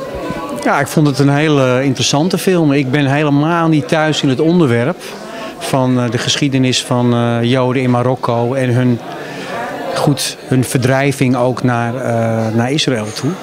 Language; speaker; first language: Dutch; native; Dutch